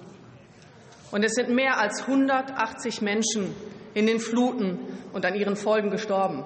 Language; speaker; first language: German; native; German